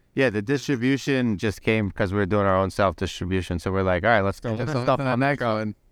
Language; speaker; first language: English; native; English